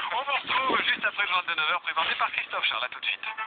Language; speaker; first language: French; native; French